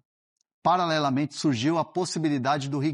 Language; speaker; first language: Portuguese; native; Portuguese